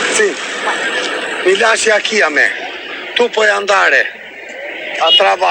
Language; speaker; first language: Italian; non-native, learner; Albanian